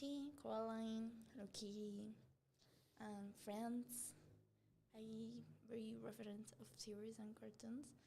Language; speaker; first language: English; non-native, learner; Spanish